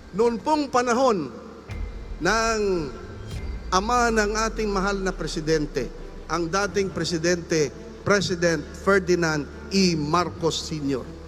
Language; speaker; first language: Filipino; non-native, local second language; Iloko